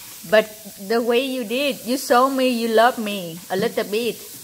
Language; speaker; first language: English; non-native, learner; Vietnamese